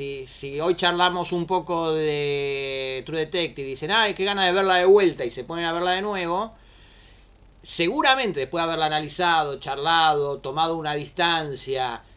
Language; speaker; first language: Spanish; native; Spanish